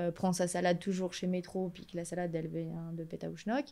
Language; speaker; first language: French; native; French